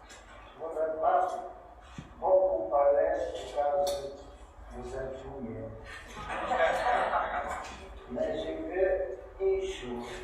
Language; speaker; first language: French; non-native, fluent; Portuguese